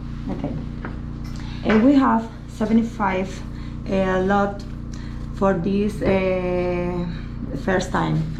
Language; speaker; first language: English; non-native, learner; Spanish